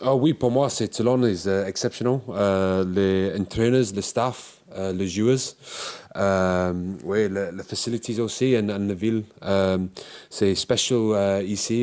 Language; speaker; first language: French; non-native, learner; English